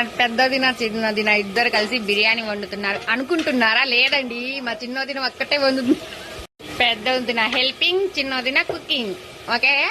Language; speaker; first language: Telugu; non-native, local second language; Urdu